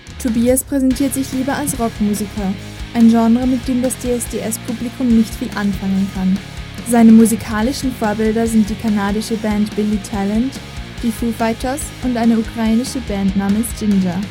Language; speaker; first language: German; native; German